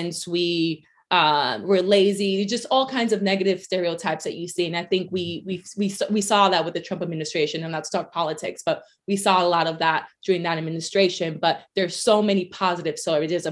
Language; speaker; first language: English; early bilingual, other home language; Spanish